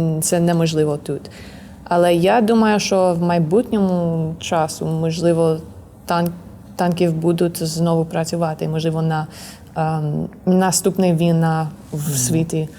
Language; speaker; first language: Ukrainian; non-native, learner; English